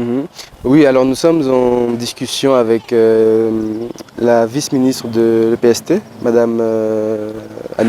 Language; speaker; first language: French; non-native, local second language; Lingala